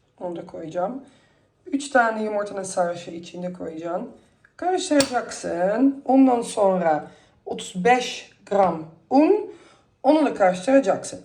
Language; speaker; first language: Turkish; early bilingual, heritage; Turkish